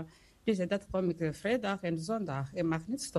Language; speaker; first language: Dutch; non-native, learner; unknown